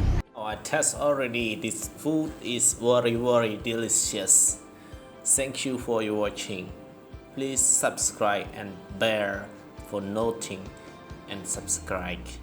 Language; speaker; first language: English; non-native, learner; Khmer